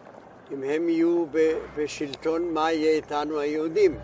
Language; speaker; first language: Hebrew; non-native, fluent; German